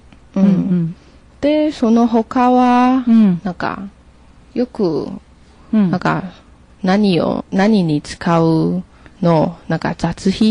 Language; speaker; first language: Japanese; non-native, learner; Chinese